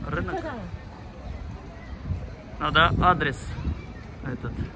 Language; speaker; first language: Russian; non-native, fluent; Korean